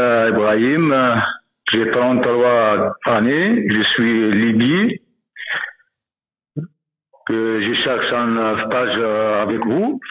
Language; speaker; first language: French; non-native, learner; Arabic